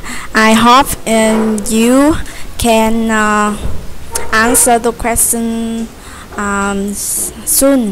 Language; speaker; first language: English; non-native, learner; Vietnamese